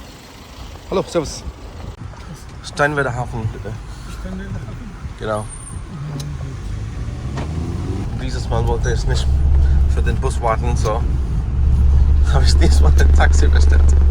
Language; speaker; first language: German; non-native, learner; Hindi